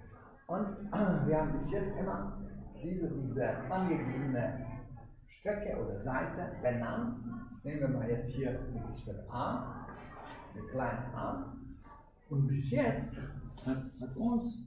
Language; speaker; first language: German; non-native, fluent; Hungarian